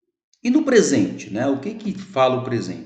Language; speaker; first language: Portuguese; native; Portuguese